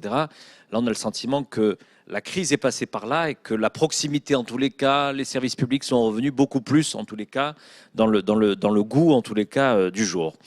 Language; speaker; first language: French; native; French